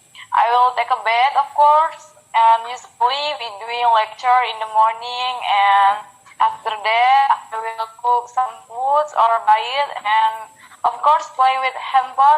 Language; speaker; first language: English; non-native, learner; Indonesian